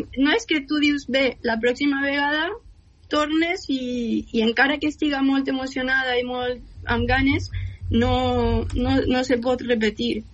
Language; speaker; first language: Catalan; non-native, fluent; Spanish